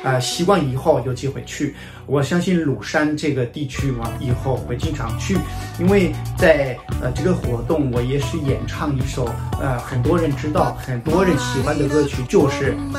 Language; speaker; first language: Chinese; non-native, fluent; French